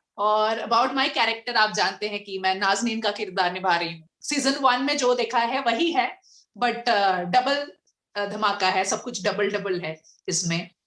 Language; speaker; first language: Hindi; non-native, local second language; Bangla